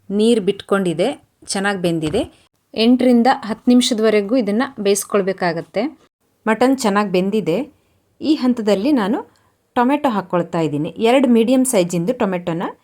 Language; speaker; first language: Kannada; native; Kannada